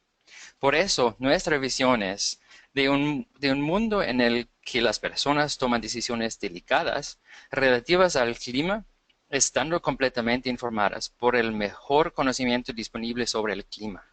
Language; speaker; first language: Spanish; non-native, fluent; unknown